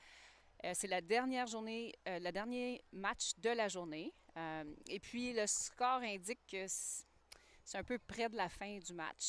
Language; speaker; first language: French; native; French